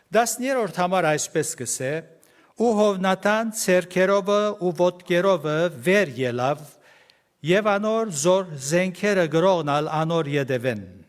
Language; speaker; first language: Armenian; early bilingual, heritage; Armenian